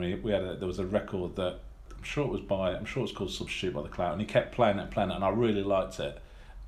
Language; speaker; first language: English; native; English